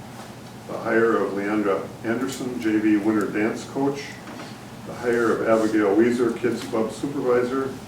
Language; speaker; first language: English; native; English